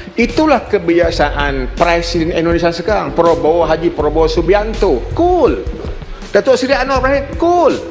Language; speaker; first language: Malay; native; Malay